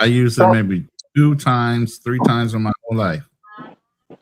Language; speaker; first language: English; native; English